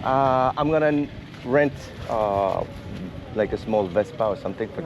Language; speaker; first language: English; non-native, learner; French